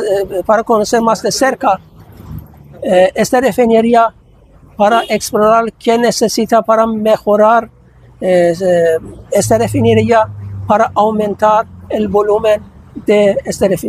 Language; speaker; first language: Spanish; non-native, fluent; Persian